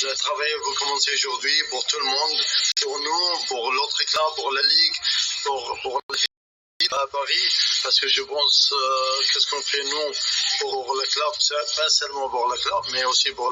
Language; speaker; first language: French; non-native, learner; Arabic